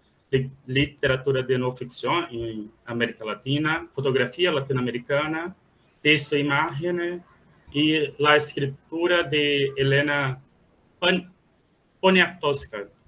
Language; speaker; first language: Spanish; non-native, fluent; Portuguese